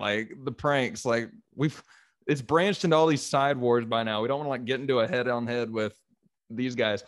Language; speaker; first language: English; native; English